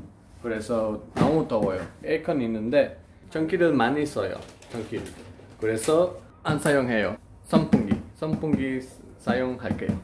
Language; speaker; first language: Korean; non-native, learner; Spanish